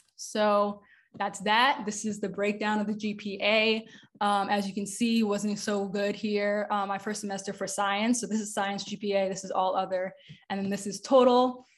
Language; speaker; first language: English; native; English